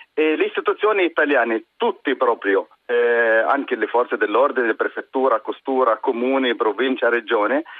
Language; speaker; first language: Italian; non-native, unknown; Arabic